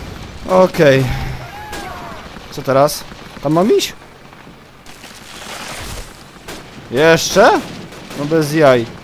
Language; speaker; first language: Polish; native; Polish